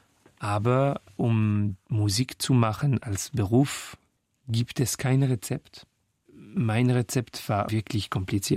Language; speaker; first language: German; non-native, fluent; French